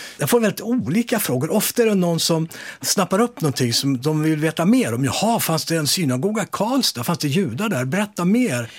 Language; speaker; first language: Swedish; native; Swedish